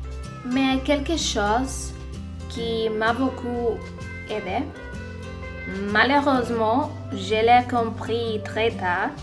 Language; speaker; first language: French; non-native, learner; Spanish